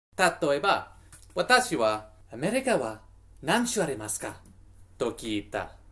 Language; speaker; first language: Japanese; non-native, learner; English